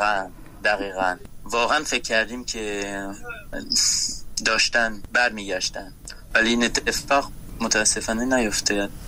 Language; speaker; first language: Persian; non-native, fluent; French